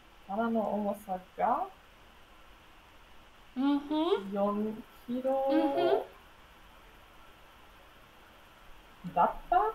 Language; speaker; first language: Japanese; non-native, learner; German